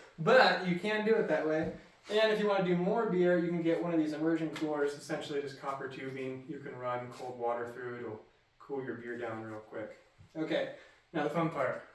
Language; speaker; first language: English; native; English